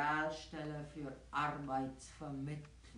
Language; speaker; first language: German; non-native, fluent; Afrikaans